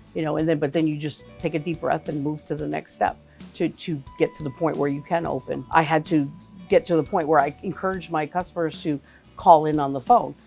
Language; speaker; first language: English; native; English